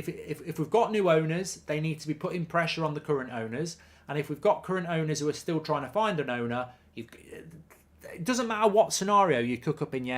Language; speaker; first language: English; native; English